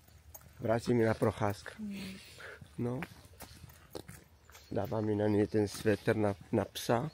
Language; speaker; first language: Czech; non-native, learner; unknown